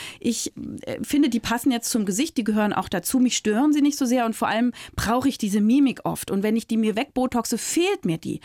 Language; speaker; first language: German; native; German